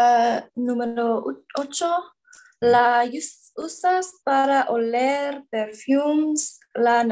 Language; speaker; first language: Spanish; non-native, learner; English